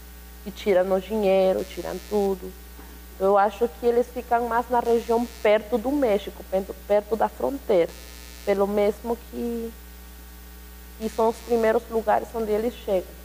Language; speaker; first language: Portuguese; non-native, fluent; Spanish